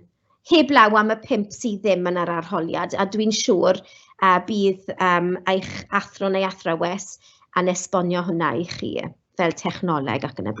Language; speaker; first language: Welsh; non-native, local second language; English